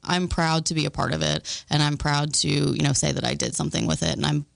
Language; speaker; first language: English; native; English